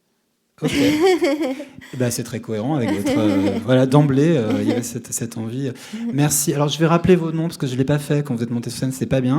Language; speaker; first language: French; native; French